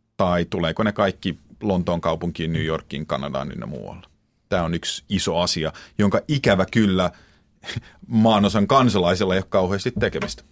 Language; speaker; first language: Finnish; early bilingual, heritage; Finnish